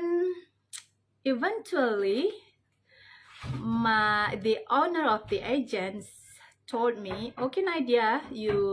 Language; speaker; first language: English; non-native, learner; Indonesian